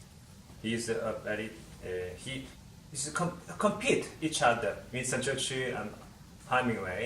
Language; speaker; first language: English; non-native, learner; Korean